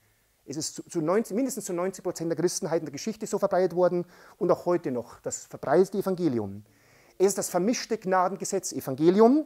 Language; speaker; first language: German; native; German